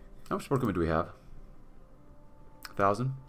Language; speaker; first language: English; native; English